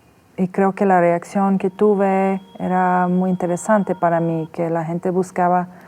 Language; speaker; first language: Spanish; non-native, fluent; Persian